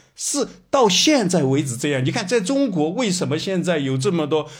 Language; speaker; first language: Chinese; native; Chinese